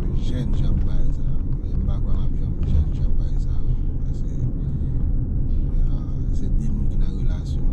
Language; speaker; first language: French; non-native, learner; Haitian Creole